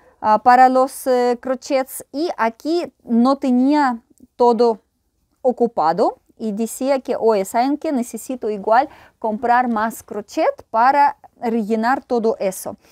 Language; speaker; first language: Spanish; non-native, fluent; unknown